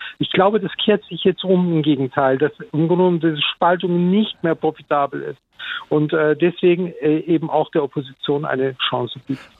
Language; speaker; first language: German; early bilingual, other home language; Turkish